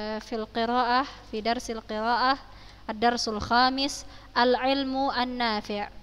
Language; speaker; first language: Arabic; non-native, fluent; Indonesian